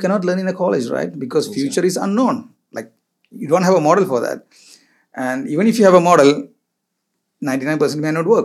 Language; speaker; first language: English; non-native, local second language; Malayalam